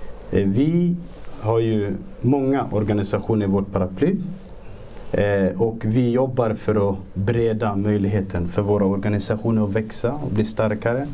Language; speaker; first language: Swedish; early bilingual, other home language; Somali